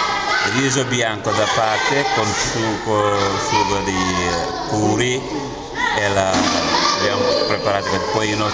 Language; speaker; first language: Italian; non-native, fluent; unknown